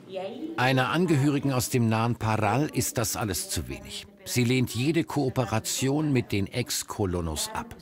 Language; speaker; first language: German; native; German